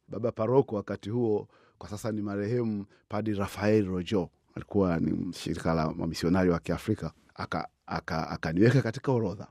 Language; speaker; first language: Swahili; native; Swahili